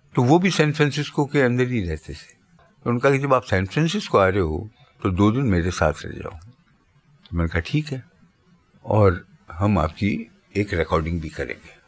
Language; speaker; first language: Hindi; native; Hindi